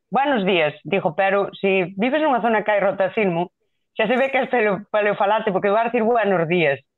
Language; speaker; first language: Galician; non-native, local second language; Spanish